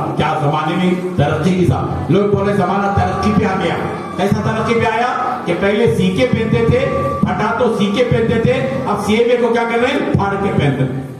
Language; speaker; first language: Urdu; native; Urdu